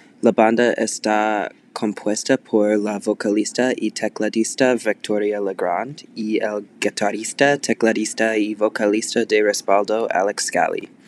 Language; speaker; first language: Spanish; non-native, learner; English